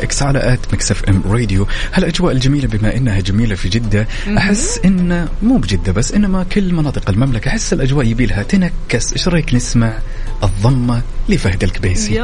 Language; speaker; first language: Arabic; native; Arabic